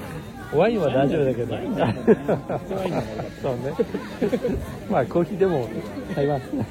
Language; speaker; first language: Japanese; non-native, fluent; French